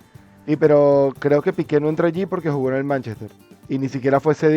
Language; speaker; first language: Spanish; native; Spanish